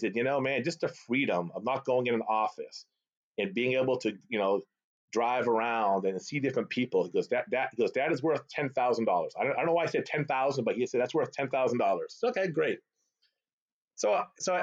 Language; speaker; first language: English; early bilingual, other home language; Arabic